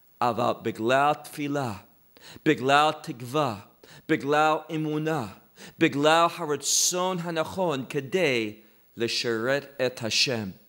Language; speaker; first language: Hebrew; non-native, fluent; English